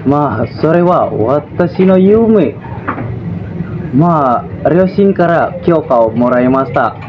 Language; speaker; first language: Japanese; non-native, learner; Indonesian